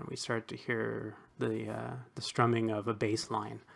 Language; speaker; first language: English; native; English